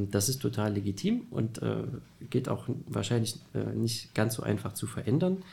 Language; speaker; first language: German; native; German